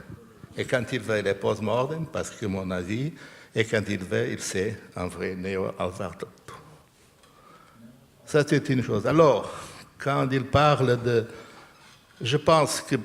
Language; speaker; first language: French; non-native, fluent; Portuguese